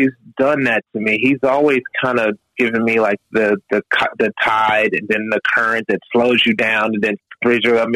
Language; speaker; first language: English; native; English